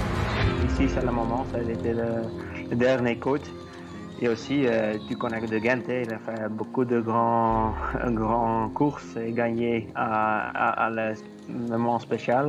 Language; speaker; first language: French; non-native, learner; Dutch